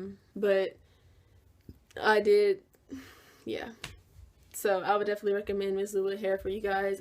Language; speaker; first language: English; native; English